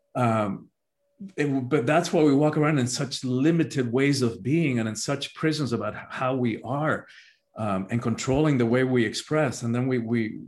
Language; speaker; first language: English; early bilingual, other home language; Spanish